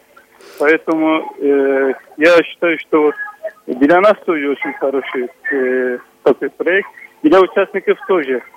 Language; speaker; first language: Russian; non-native, fluent; Turkish